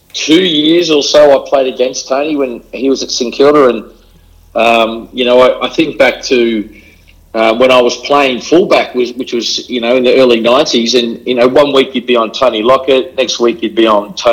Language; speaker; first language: English; native; English